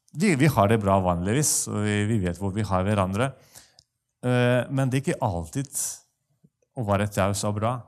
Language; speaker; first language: Norwegian; non-native, fluent; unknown